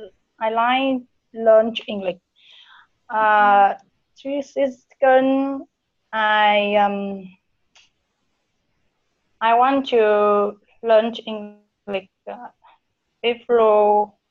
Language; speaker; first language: English; non-native, learner; Vietnamese